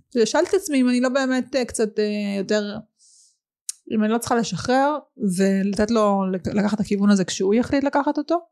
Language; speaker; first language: Hebrew; early bilingual, other home language; Arabic